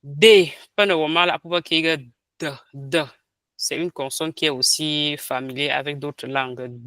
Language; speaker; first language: French; non-native, local second language; Ghomala